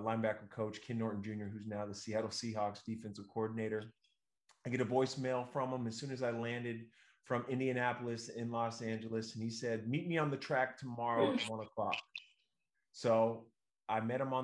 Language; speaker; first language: English; native; English